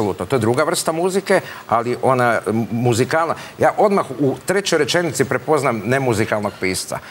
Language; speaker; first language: Croatian; native; Croatian